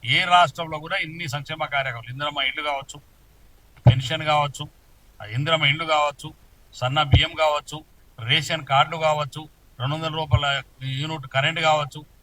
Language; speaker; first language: Telugu; non-native, local second language; Lambadi